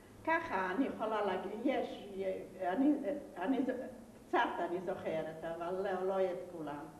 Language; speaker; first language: Hebrew; non-native, fluent; Yiddish